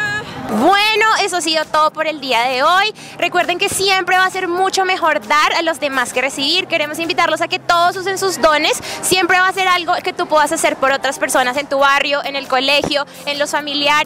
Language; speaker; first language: Spanish; native; Spanish